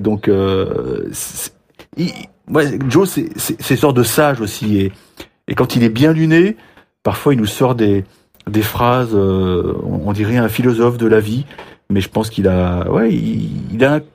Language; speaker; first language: French; native; French